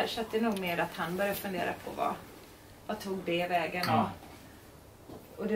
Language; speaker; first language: Swedish; native; Swedish